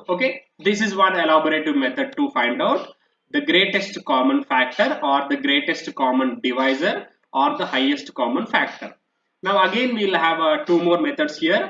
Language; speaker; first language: English; non-native, local second language; Telugu